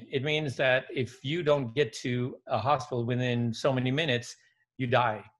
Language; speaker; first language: English; early bilingual, other home language; Dutch